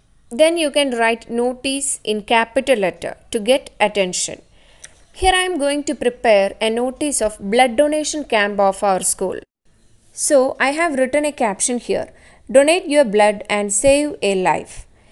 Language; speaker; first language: English; non-native, local second language; Malayalam